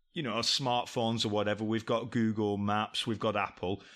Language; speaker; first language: English; native; English